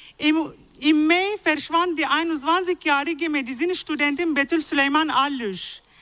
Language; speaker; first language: German; non-native, fluent; Arabic